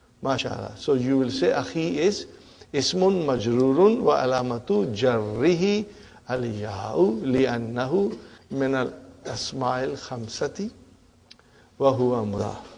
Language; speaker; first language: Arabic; non-native, fluent; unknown